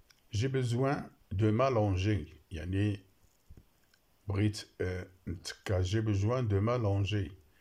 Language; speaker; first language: French; non-native, local second language; Arabic